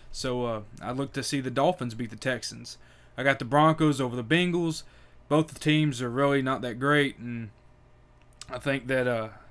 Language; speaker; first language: English; native; English